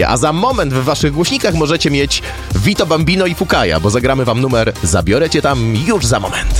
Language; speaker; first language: Polish; native; Polish